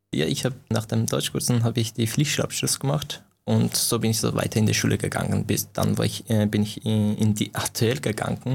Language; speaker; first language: German; non-native, fluent; Persian